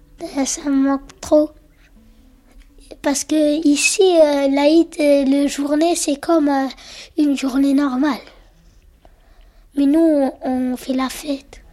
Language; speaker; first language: French; early bilingual, other home language; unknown